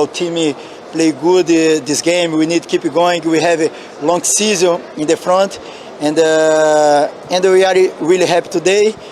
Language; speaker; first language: English; non-native, learner; Portuguese